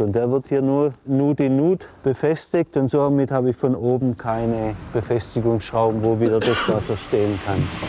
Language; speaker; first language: German; native; German